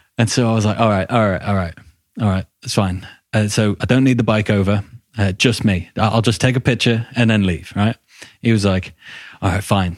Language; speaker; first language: English; native; English